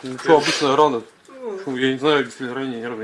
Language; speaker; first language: Russian; native; Russian